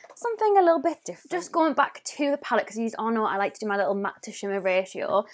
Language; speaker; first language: English; native; English